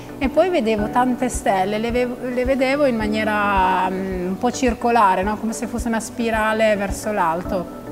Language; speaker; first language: Italian; non-native, fluent; Albanian